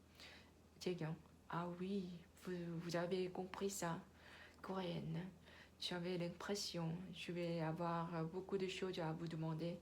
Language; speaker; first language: French; non-native, learner; Korean